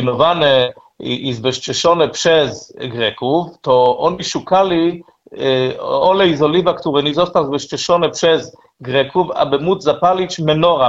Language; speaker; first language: Polish; non-native, learner; Hebrew